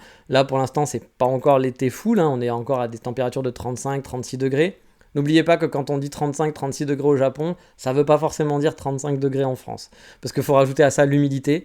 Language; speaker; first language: French; native; French